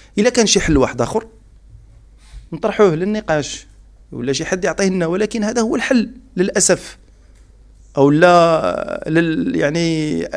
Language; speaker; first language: Arabic; native; Arabic